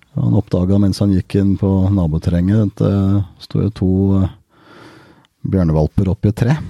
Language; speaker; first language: Norwegian; early bilingual, heritage; Norwegian